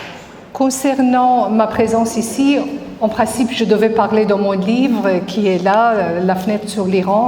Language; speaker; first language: French; non-native, fluent; Persian